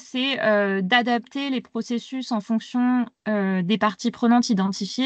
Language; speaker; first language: French; native; French